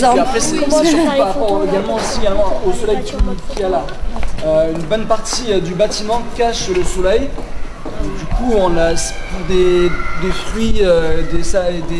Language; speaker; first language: French; native; French